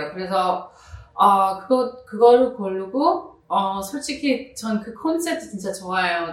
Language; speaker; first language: Korean; early bilingual, heritage; Korean